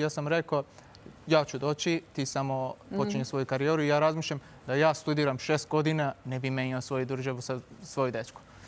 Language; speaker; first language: Serbian; non-native, fluent; Turkish